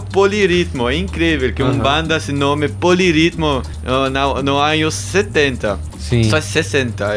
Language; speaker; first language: Portuguese; non-native, learner; German